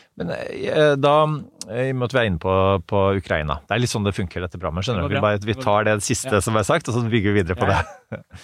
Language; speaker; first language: Norwegian; native; Norwegian